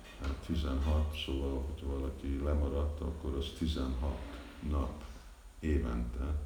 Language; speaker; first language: Hungarian; early bilingual, heritage; Hungarian